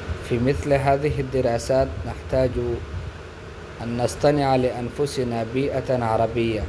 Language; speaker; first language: Arabic; non-native, fluent; Urdu